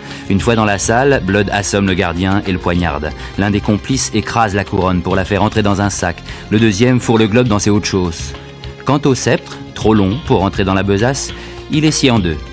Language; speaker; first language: French; native; French